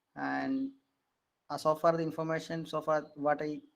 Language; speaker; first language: English; non-native, local second language; Malayalam